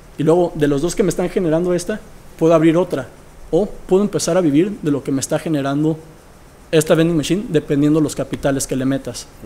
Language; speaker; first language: Spanish; early bilingual, heritage; Spanish